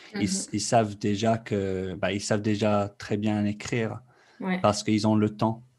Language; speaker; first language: French; non-native, fluent; English